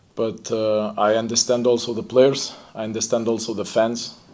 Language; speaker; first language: English; non-native, fluent; Lithuanian